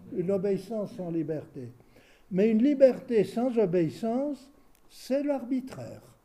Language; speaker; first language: French; native; French